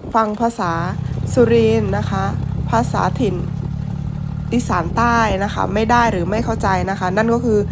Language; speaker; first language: Thai; non-native, local second language; Northern Khmer